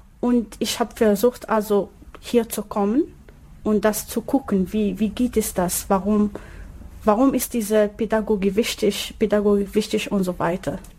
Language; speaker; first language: German; non-native, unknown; Arabic